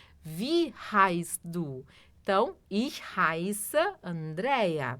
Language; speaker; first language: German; non-native, fluent; Portuguese